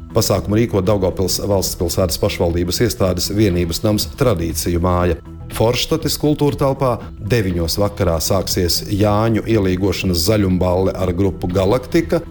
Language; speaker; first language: Latvian; non-native, local second language; Russian